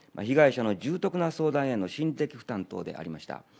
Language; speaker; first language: Japanese; native; Japanese